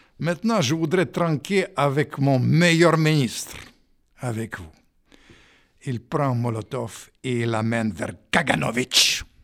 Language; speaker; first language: French; non-native, fluent; Russian